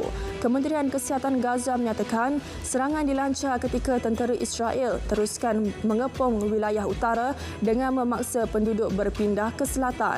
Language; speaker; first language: Malay; native; Malay